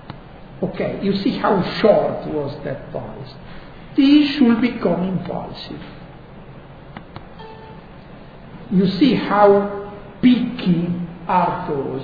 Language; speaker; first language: English; non-native, fluent; Italian